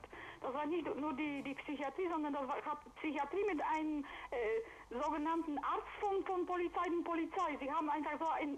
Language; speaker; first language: German; non-native, fluent; Polish